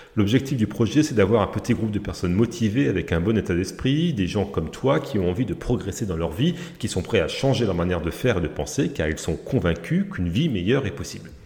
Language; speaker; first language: French; native; French